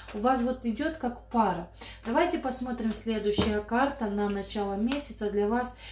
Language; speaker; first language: Russian; non-native, local second language; Romanian